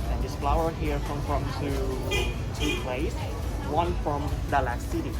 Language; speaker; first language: English; non-native, learner; Vietnamese